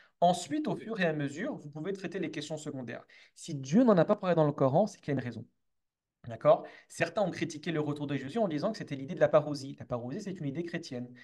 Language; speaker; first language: French; native; French